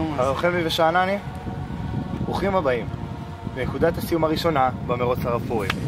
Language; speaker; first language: Hebrew; native; Hebrew